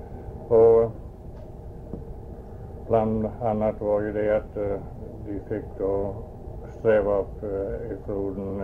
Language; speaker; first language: Swedish; early bilingual, heritage; Swedish